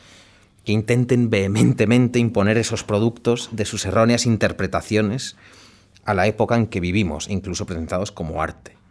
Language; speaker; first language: Spanish; native; Spanish